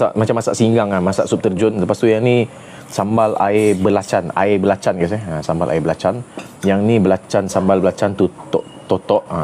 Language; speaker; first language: Malay; non-native, local second language; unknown